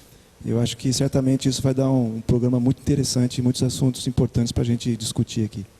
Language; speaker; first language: Portuguese; native; Portuguese